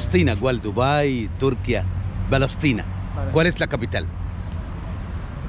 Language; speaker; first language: Spanish; non-native, learner; Arabic